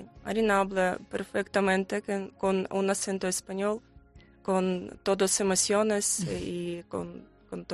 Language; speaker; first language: Spanish; non-native, learner; Ukrainian